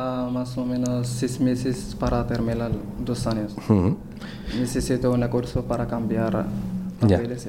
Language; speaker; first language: Spanish; non-native, learner; Berber languages